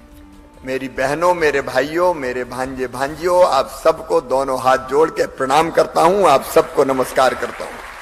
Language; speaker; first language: Hindi; native; Hindi